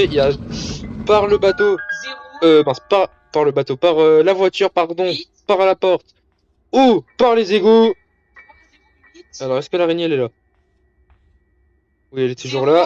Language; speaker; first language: French; native; French